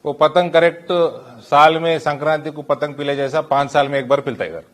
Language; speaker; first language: Hindi; non-native, local second language; Telugu